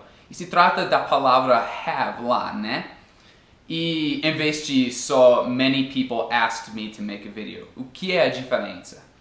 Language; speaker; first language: Portuguese; non-native, fluent; English